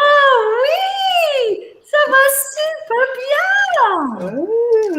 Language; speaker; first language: French; non-native, fluent; English